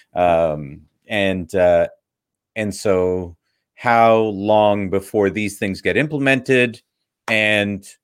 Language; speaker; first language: English; early bilingual, other home language; Hindi